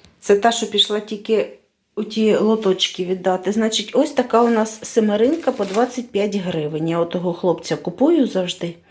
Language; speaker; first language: Ukrainian; native; Ukrainian